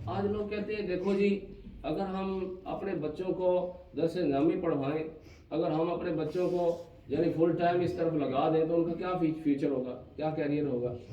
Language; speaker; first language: Urdu; non-native, local second language; Punjabi